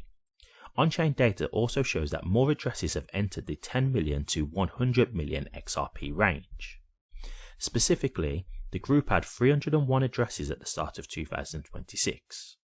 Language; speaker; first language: English; native; English